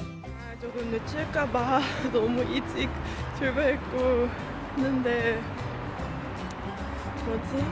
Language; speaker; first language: Korean; non-native, fluent; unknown